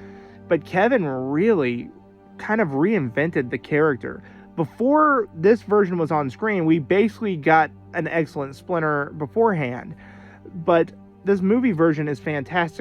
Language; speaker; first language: English; native; English